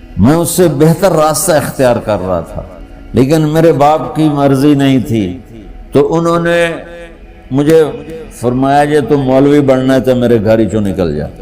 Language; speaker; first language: Urdu; non-native, local second language; Punjabi